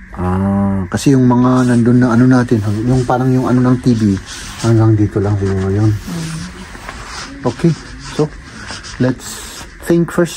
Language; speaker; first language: Filipino; native; Filipino